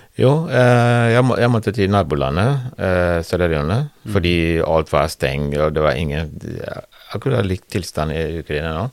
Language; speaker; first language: Norwegian; non-native, fluent; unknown